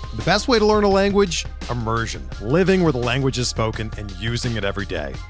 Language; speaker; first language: English; native; English